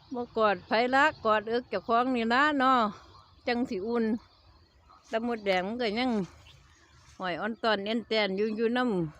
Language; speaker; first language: Thai; native; Thai